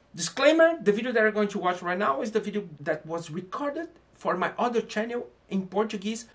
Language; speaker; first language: English; non-native, fluent; Portuguese